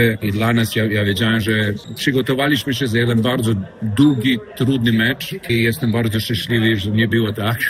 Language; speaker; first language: Polish; non-native, fluent; Serbian